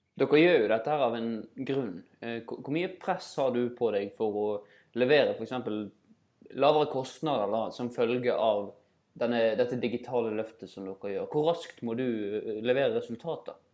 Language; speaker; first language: Norwegian; native; Norwegian